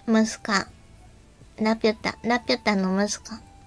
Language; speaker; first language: Japanese; native; Japanese